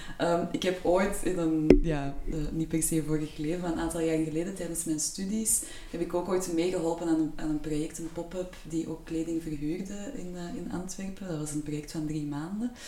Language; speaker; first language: Dutch; native; Dutch